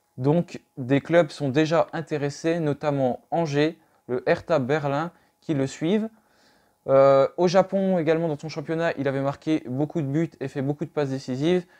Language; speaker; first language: French; native; French